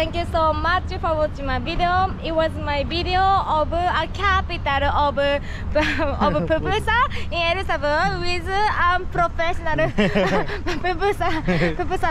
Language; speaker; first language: English; non-native, fluent; Japanese